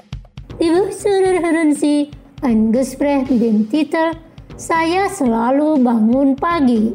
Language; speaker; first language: German; non-native, local second language; Indonesian